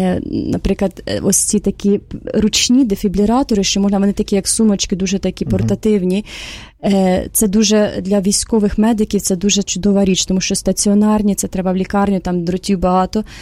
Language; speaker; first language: Ukrainian; native; Ukrainian